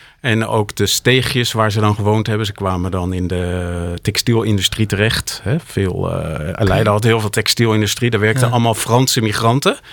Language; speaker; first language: Dutch; native; Dutch